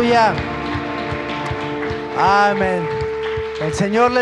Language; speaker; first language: Spanish; native; Spanish